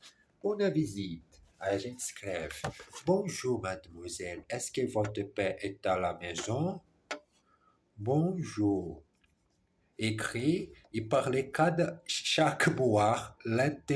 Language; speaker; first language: French; non-native, learner; Portuguese